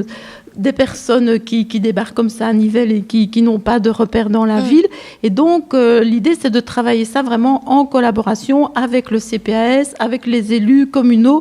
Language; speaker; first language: French; native; French